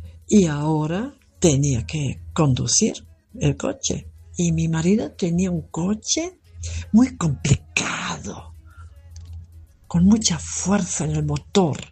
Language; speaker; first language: Spanish; non-native, fluent; German